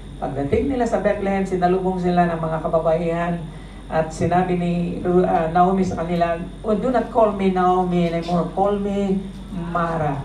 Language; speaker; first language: Filipino; non-native, local second language; Cebuano